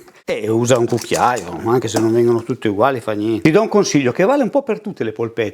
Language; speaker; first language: Italian; native; Italian